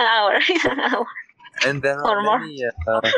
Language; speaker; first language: English; non-native, learner; German